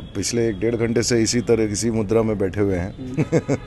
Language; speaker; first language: Hindi; native; Hindi